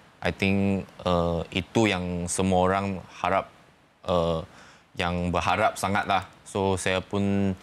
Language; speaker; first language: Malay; non-native, local second language; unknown